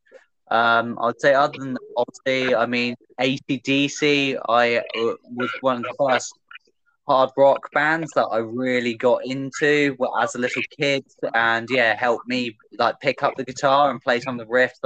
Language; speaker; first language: English; native; English